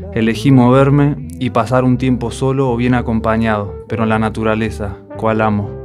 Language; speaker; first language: Spanish; native; Spanish